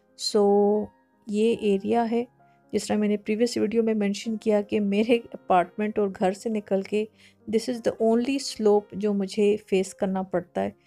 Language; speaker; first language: Urdu; native; Urdu